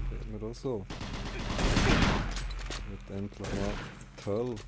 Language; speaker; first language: German; native; German